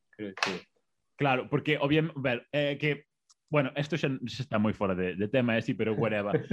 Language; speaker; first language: Galician; non-native, local second language; Spanish